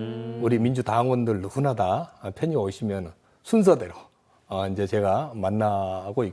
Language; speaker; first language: Korean; native; Korean